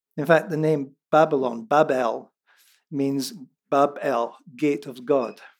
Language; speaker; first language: English; non-native, local second language; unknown